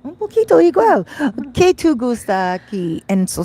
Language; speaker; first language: Spanish; non-native, learner; English